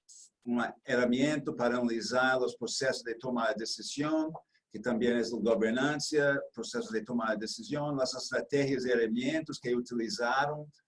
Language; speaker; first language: Spanish; non-native, fluent; Portuguese